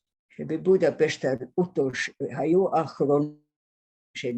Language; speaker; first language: Hebrew; non-native, fluent; Hungarian